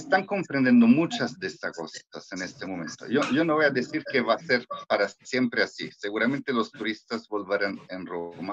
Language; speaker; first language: Spanish; non-native, fluent; Italian